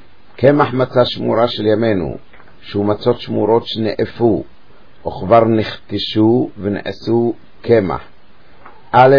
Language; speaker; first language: Hebrew; native; Hebrew